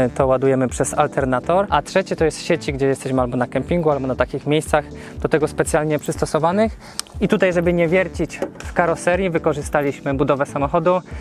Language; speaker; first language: Polish; native; Polish